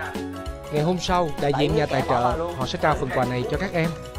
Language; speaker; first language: Vietnamese; native; Vietnamese